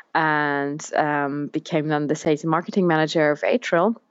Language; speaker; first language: English; non-native, fluent; German